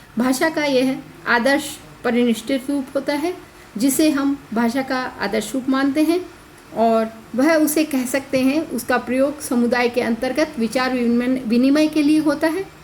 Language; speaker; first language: Hindi; native; Hindi